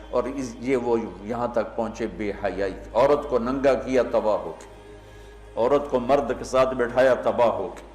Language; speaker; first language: Urdu; non-native, local second language; Punjabi